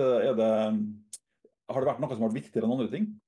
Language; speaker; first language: Norwegian; native; Norwegian